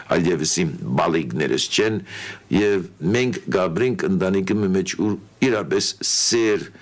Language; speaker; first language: Armenian; early bilingual, heritage; Armenian